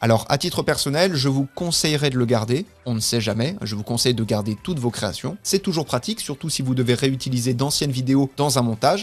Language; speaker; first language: French; native; French